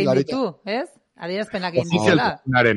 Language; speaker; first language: Basque; native; Basque